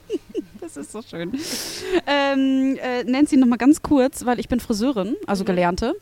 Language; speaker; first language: German; native; German